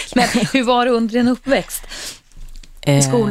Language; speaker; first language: Swedish; native; Swedish